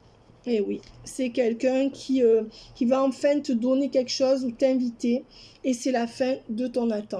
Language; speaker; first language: French; native; French